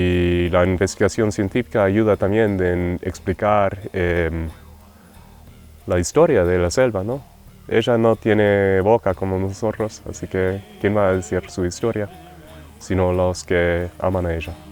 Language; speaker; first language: Spanish; non-native, fluent; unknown